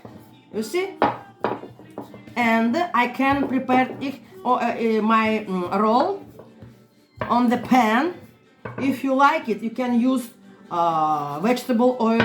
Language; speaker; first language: English; non-native, learner; Russian